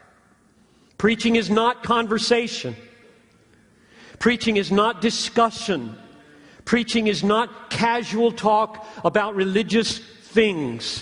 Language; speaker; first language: English; native; English